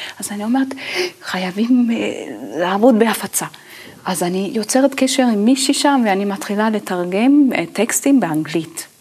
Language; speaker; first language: Hebrew; non-native, fluent; Italian